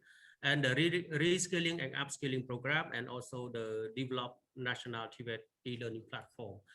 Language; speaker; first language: English; non-native, learner; Khmer